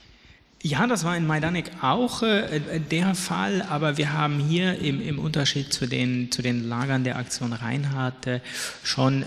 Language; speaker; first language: German; native; German